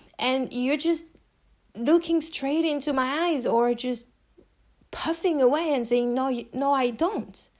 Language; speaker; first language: English; non-native, fluent; French